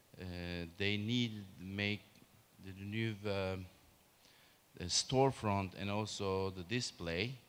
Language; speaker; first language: English; non-native, learner; Turkish